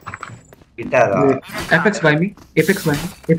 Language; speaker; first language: English; non-native, local second language; Kannada